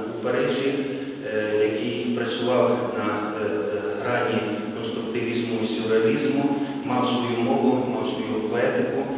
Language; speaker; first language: Ukrainian; native; Ukrainian